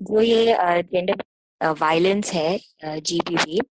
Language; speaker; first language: Hindi; non-native, local second language; Telugu